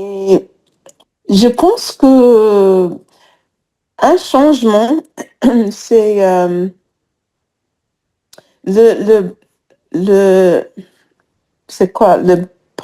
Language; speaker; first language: French; non-native, fluent; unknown